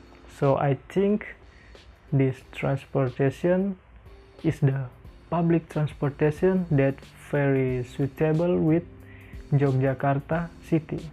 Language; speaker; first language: English; non-native, learner; Indonesian